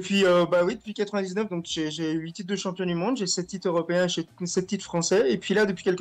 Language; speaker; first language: French; native; French